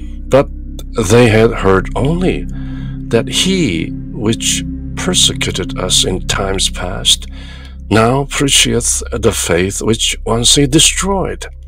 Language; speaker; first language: English; non-native, fluent; Korean